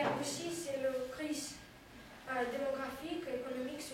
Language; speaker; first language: French; non-native, learner; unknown